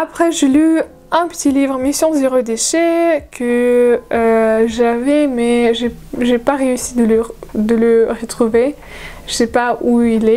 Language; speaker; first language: French; non-native, fluent; Russian